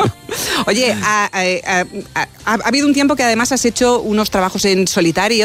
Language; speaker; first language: Spanish; native; Spanish